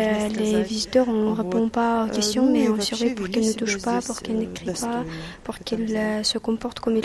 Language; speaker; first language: French; non-native, fluent; Russian